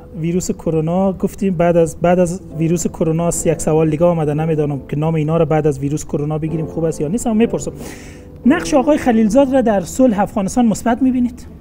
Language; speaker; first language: Persian; native; Persian